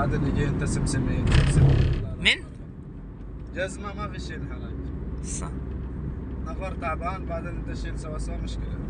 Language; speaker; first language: Arabic; non-native, learner; Bangla